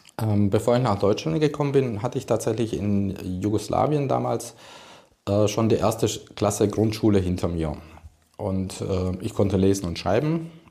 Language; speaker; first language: German; early bilingual, other home language; Hungarian